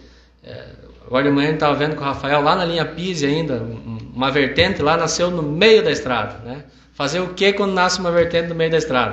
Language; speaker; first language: Portuguese; native; Portuguese